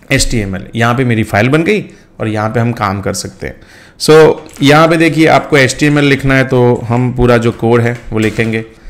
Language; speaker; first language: Hindi; non-native, local second language; Gujarati